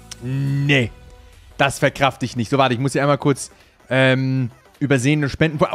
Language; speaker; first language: German; native; German